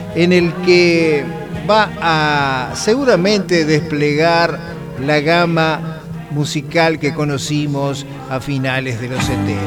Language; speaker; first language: Spanish; native; Spanish